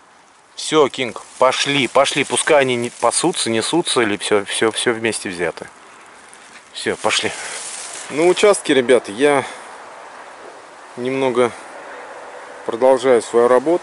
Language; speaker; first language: Russian; native; Russian